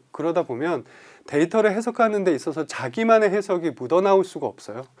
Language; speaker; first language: Korean; native; Korean